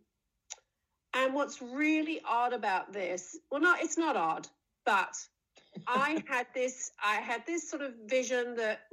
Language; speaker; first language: English; native; English